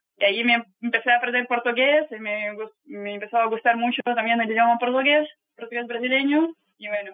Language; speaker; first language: Spanish; non-native, fluent; Russian